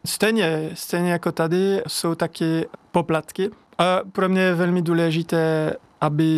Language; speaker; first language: Czech; non-native, learner; French